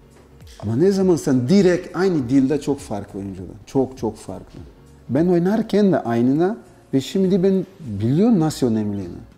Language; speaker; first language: Turkish; non-native, learner; Portuguese